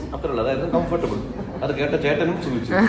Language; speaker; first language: Malayalam; native; Malayalam